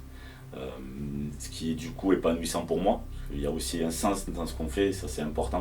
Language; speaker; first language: French; native; French